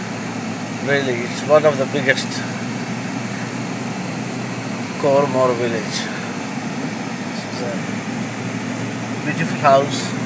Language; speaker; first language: English; non-native, fluent; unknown